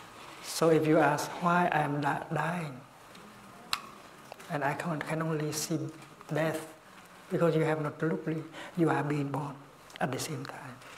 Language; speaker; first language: English; non-native, fluent; Vietnamese